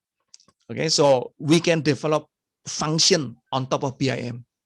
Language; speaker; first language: English; non-native, fluent; Indonesian